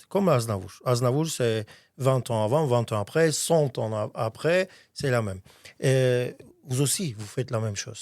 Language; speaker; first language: French; non-native, fluent; Armenian